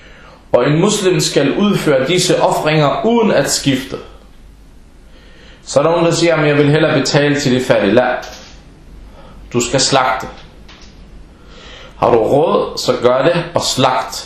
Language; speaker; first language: Danish; early bilingual, other home language; Arabic